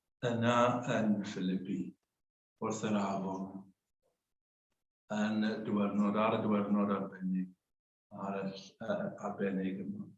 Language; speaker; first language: Welsh; native; Welsh